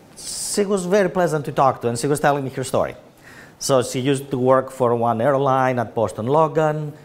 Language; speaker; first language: English; non-native, fluent; Greek